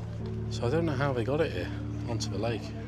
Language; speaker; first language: English; native; English